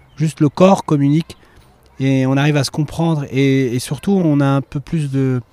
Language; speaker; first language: French; native; French